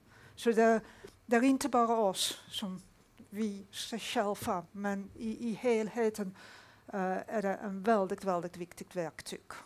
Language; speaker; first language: Swedish; non-native, fluent; Dutch